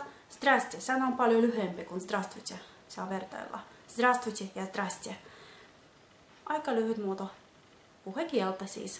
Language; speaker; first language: Finnish; non-native, fluent; Russian